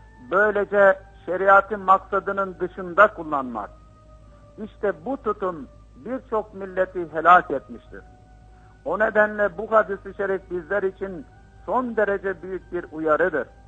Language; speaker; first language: Turkish; native; Turkish